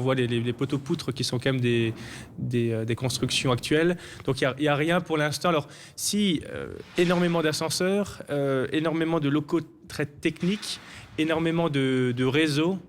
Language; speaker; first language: French; native; French